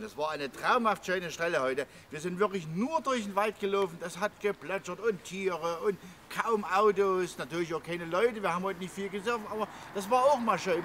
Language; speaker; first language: German; native; German